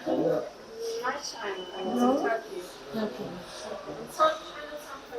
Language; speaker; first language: English; non-native, learner; Turkish